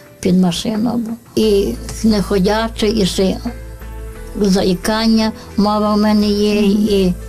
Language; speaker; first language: Ukrainian; native; Ukrainian